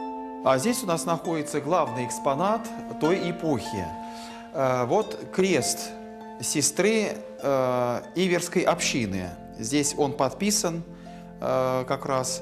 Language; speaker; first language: Russian; native; Russian